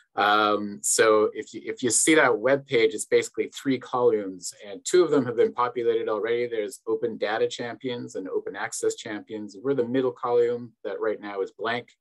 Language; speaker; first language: English; native; English